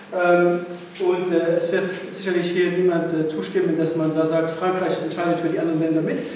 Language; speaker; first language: German; non-native, local second language; Luxembourgish